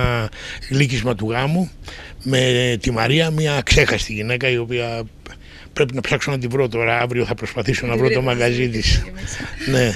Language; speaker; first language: Greek; native; Greek